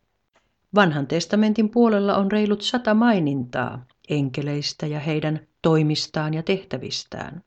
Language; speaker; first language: Finnish; native; Finnish